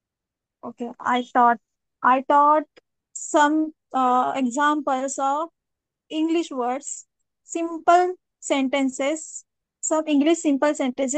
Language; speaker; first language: English; non-native, learner; Marathi